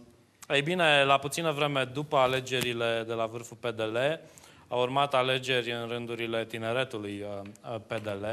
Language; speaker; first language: Romanian; native; Romanian